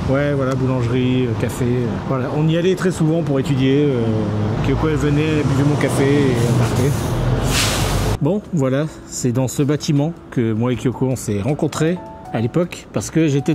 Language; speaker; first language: French; native; French